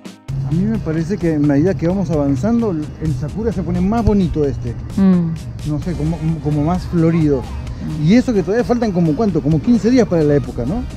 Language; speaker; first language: Spanish; native; Spanish